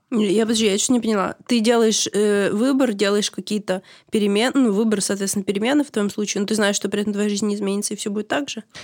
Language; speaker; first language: Russian; native; Russian